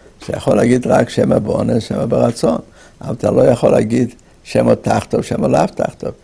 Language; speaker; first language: Hebrew; native; Hebrew